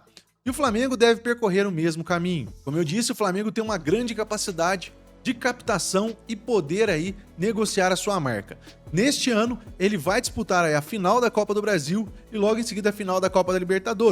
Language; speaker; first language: Portuguese; native; Portuguese